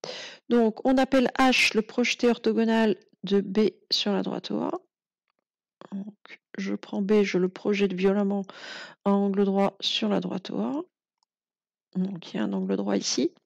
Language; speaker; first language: French; native; French